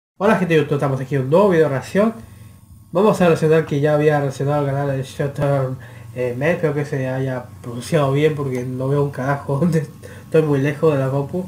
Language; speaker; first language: Spanish; native; Spanish